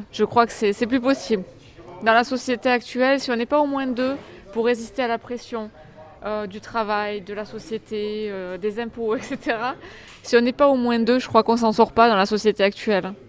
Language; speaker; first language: French; native; French